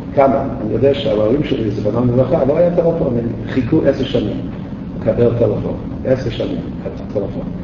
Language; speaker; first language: Hebrew; native; Hebrew